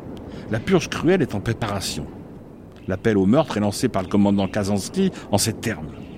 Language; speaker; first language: French; native; French